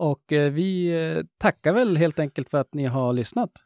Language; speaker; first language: Swedish; native; Swedish